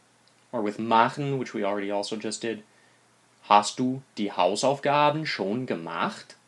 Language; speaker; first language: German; non-native, fluent; English